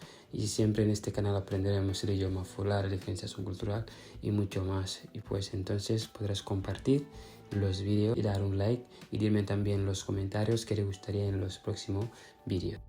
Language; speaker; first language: Spanish; non-native, fluent; Fula